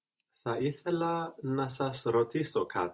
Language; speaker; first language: Greek; non-native, learner; English